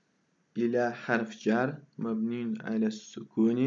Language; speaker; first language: Arabic; non-native, fluent; Russian